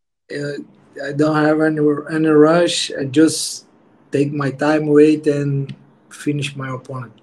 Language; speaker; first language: English; non-native, learner; Portuguese